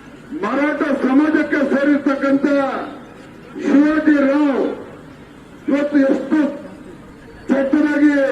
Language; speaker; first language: Kannada; native; Kannada